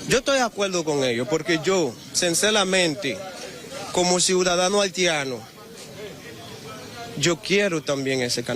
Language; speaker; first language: Spanish; non-native, learner; Haitian Creole